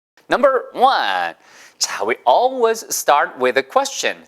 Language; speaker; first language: English; non-native, fluent; Korean